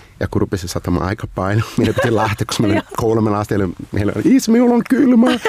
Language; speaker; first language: Finnish; non-native, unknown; Portuguese